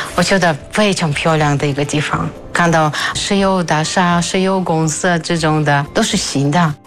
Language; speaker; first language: Chinese; non-native, fluent; Russian